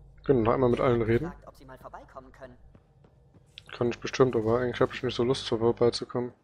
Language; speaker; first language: German; native; German